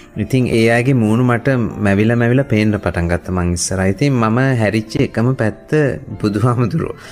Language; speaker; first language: Sinhala; non-native, local second language; Tamil